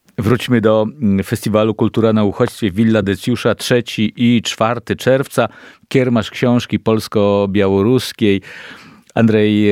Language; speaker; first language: Polish; native; Polish